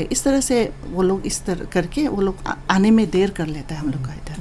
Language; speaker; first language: Hindi; non-native, local second language; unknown